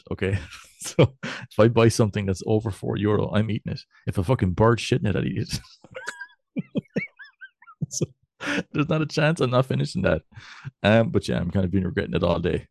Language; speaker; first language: English; native; English